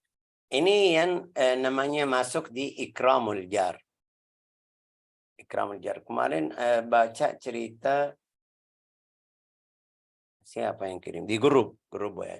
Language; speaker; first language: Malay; non-native, learner; Arabic